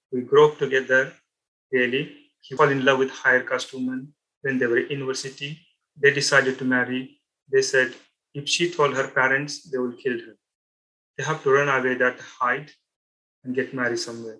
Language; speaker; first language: English; non-native, local second language; Marathi